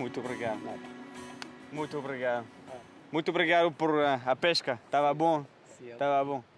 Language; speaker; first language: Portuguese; non-native, learner; French